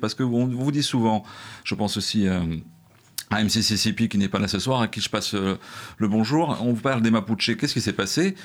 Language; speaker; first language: French; native; French